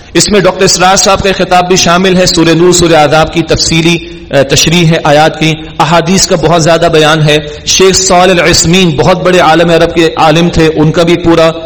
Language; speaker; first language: Urdu; native; Urdu